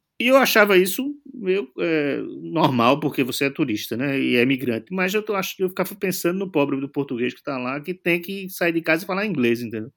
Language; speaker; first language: Portuguese; native; Portuguese